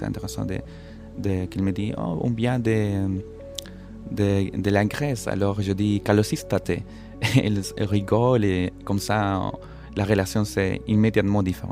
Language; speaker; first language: French; non-native, fluent; Spanish